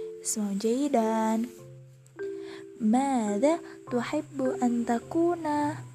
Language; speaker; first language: Arabic; non-native, learner; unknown